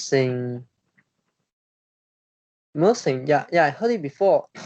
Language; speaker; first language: English; non-native, learner; Chinese